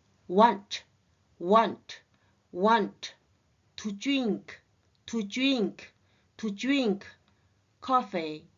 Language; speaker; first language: English; non-native, learner; Chinese